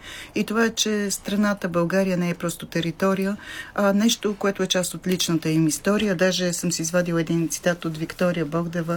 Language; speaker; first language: Bulgarian; native; Bulgarian